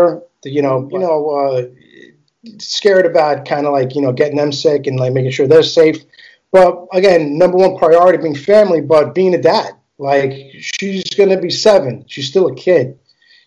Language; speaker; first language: English; early bilingual, other home language; Italian